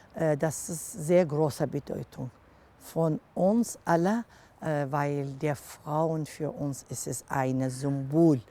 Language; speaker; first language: German; non-native, learner; Kurdish